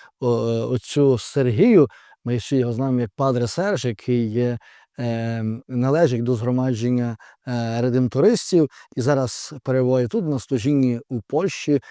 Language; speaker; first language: Ukrainian; native; Ukrainian